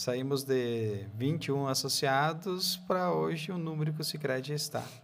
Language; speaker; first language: Portuguese; native; Portuguese